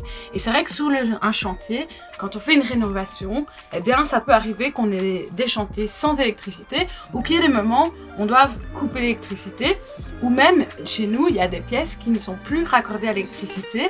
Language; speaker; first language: French; native; French